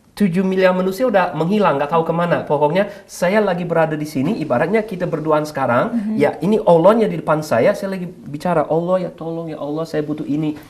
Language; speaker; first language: Indonesian; non-native, fluent; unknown